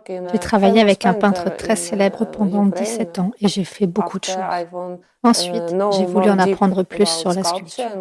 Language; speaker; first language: French; non-native, fluent; Ukrainian